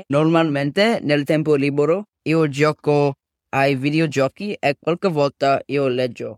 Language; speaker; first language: Italian; non-native, learner; English